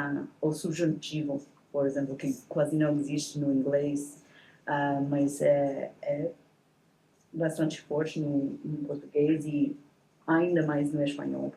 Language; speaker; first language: Portuguese; non-native, fluent; English